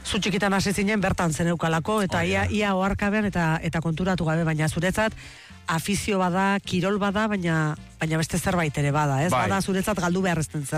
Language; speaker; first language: Basque; native; Basque